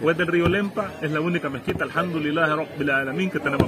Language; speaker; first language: Spanish; native; Spanish